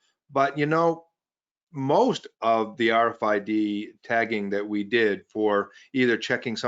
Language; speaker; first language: English; native; English